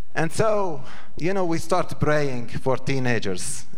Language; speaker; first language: English; non-native, fluent; Arabic